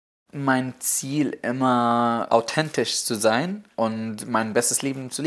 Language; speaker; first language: German; non-native, fluent; Arabic